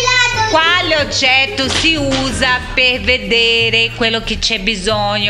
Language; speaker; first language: Italian; non-native, learner; Portuguese